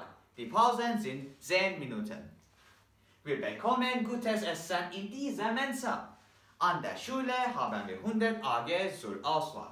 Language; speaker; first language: German; non-native, learner; Turkish